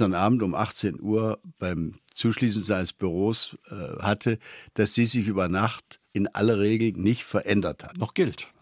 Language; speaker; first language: German; native; German